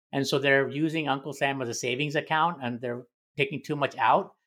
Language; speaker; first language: English; early bilingual, other home language; Hindi